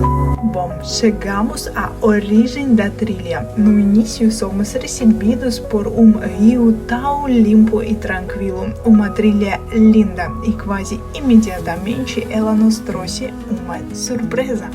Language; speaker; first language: Portuguese; non-native, fluent; Russian